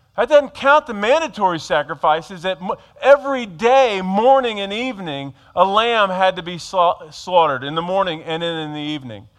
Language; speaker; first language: English; native; English